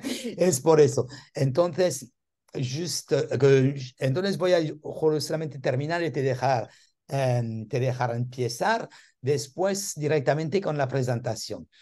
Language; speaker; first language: Spanish; non-native, learner; French